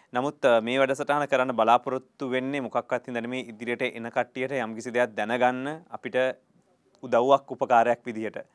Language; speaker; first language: Sinhala; native; Sinhala